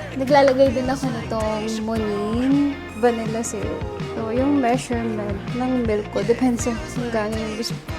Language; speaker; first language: Filipino; native; Filipino